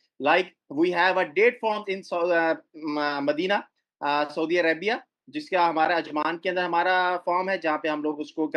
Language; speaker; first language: Hindi; native; Hindi